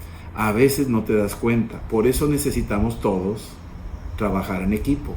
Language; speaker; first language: Spanish; native; Spanish